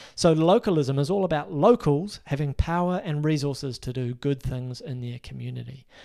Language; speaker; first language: English; native; English